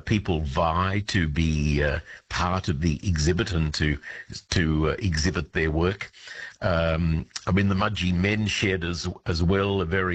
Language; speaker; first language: English; native; English